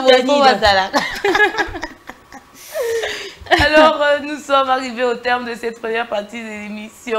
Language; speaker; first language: French; non-native, local second language; Lingala